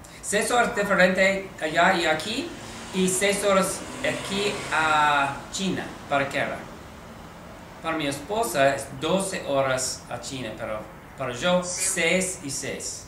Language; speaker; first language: Spanish; non-native, learner; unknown